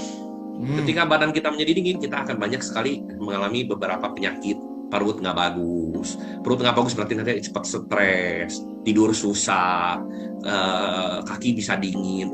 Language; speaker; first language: Indonesian; native; Indonesian